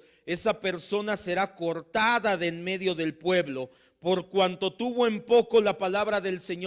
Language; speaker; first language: Spanish; native; Spanish